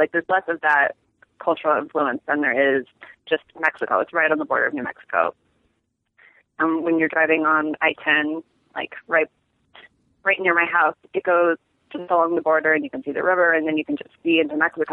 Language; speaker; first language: English; native; English